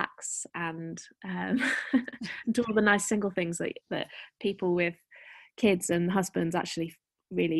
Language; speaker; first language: English; native; English